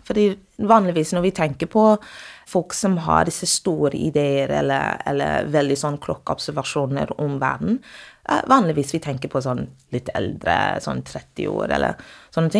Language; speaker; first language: Norwegian; non-native, fluent; English